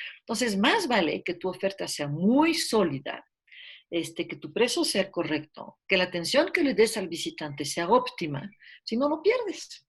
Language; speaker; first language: Spanish; early bilingual, heritage; French